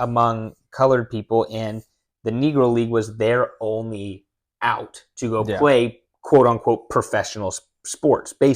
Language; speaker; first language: English; native; English